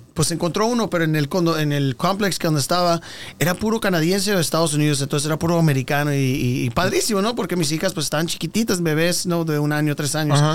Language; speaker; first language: Spanish; early bilingual, heritage; Spanish